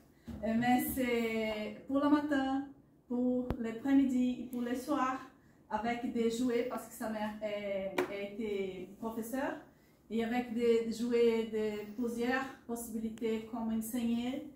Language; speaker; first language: French; non-native, learner; Portuguese